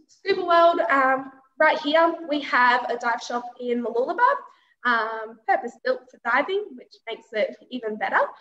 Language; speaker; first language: English; native; English